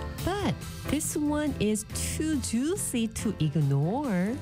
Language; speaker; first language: English; non-native, fluent; Korean